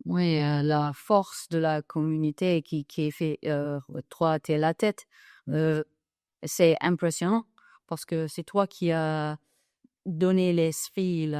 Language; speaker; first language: French; non-native, fluent; English